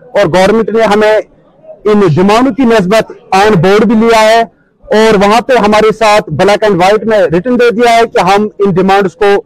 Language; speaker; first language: Urdu; non-native, local second language; Kashmiri